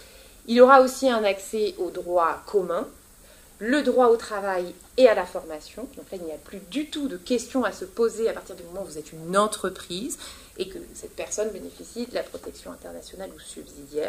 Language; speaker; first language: French; native; French